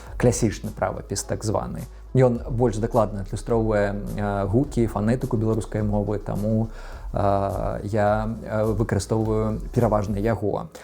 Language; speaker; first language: Belarusian; non-native, local second language; Russian